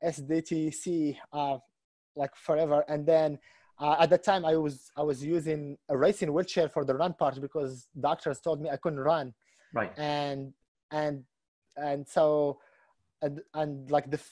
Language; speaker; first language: English; non-native, fluent; Arabic